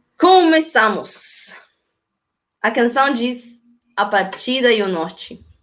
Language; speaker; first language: Portuguese; non-native, learner; Spanish